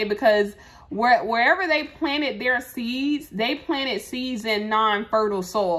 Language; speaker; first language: English; native; English